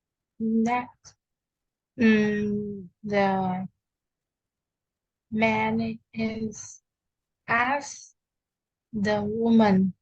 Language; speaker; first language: English; non-native, learner; Vietnamese